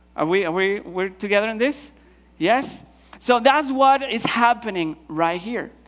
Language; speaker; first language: English; non-native, fluent; Spanish